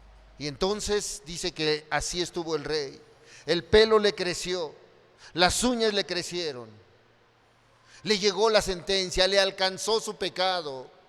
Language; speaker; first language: Spanish; native; Spanish